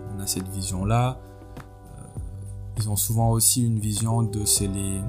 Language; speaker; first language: French; non-native, local second language; Wolof